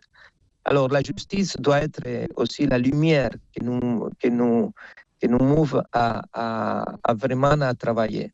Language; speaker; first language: French; non-native, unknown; Spanish